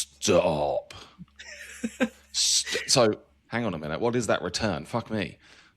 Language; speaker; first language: English; native; English